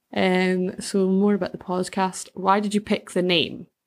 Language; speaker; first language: English; native; English